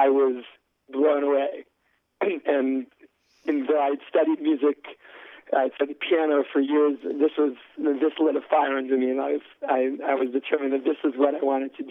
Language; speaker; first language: English; native; English